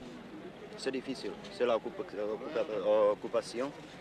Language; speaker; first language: French; non-native, learner; Czech